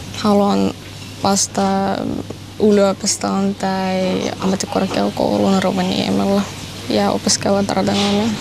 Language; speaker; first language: Finnish; non-native, fluent; Russian